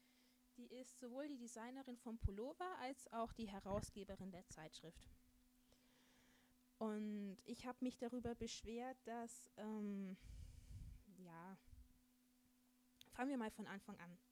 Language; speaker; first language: German; native; German